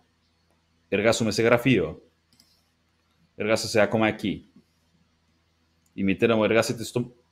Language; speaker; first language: Greek; non-native, learner; English